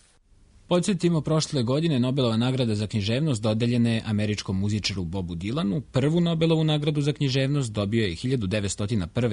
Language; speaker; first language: Serbian; native; Serbian